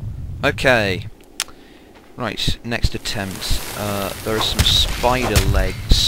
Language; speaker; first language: English; native; English